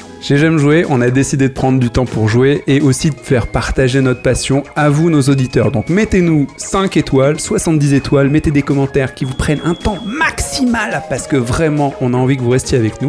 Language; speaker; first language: French; native; French